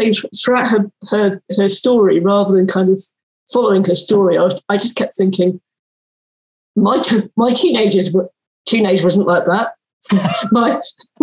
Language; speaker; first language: English; native; English